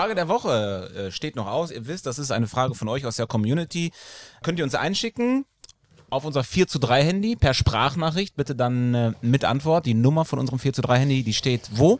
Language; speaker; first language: German; native; German